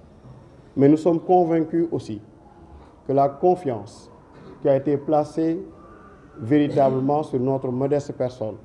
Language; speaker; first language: French; non-native, local second language; Wolof